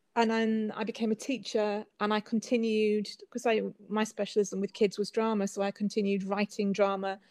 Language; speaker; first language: English; native; English